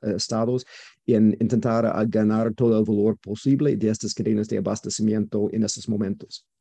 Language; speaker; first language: Spanish; non-native, fluent; English